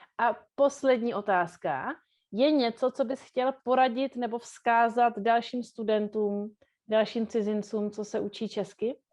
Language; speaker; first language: Czech; native; Czech